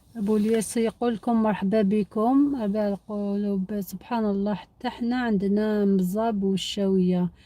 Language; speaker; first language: Arabic; non-native, local second language; Kabyle